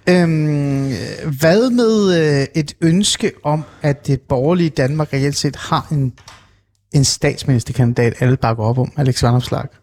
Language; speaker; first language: Danish; non-native, local second language; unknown